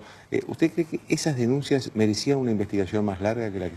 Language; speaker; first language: Spanish; native; Spanish